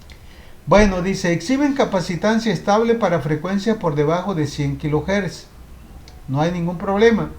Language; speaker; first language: Spanish; native; Spanish